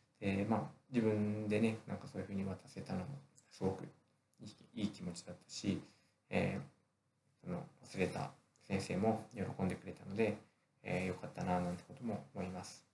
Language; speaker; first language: Japanese; native; Japanese